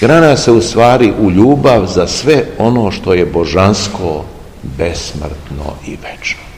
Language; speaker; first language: Serbian; native; Serbian